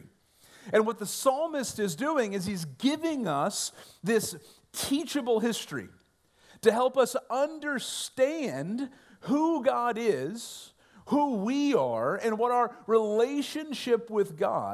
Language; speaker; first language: English; native; English